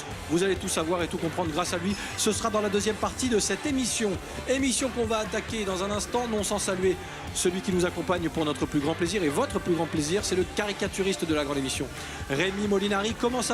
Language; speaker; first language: French; native; French